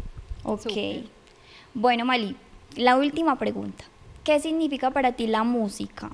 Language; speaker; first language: Spanish; native; Spanish